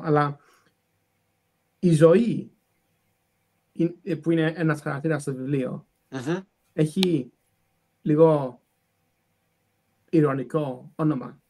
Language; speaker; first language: Greek; early bilingual, other home language; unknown